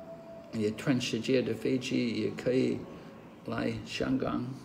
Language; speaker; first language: Chinese; non-native, learner; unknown